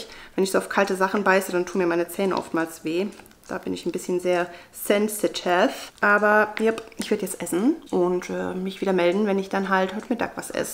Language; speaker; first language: German; native; German